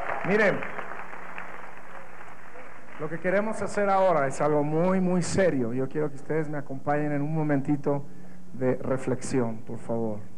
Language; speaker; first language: Spanish; native; Spanish